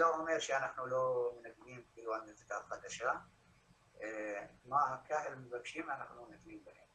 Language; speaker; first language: Hebrew; non-native, local second language; Arabic